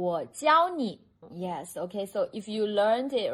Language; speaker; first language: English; non-native, fluent; Chinese